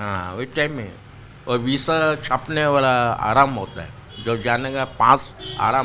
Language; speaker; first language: Hindi; non-native, local second language; Chinese